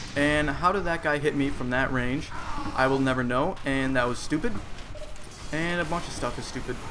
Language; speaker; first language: English; native; English